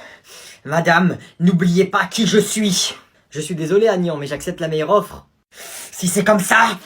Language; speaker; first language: French; native; French